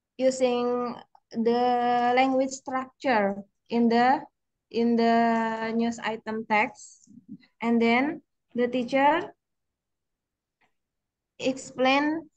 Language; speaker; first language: English; non-native, learner; Indonesian